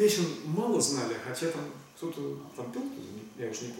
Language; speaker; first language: Russian; native; Russian